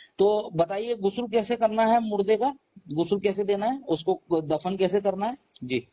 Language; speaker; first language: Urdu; native; Urdu